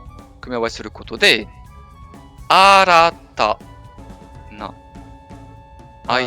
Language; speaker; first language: Japanese; non-native, fluent; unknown